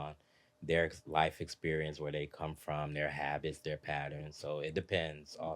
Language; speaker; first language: English; native; English